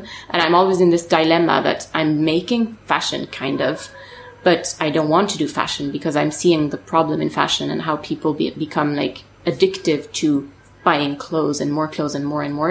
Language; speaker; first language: English; non-native, fluent; French